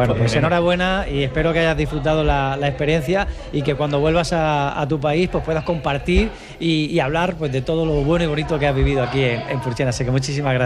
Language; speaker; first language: Spanish; native; Spanish